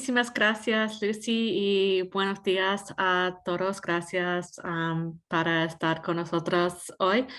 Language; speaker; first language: Spanish; non-native, fluent; English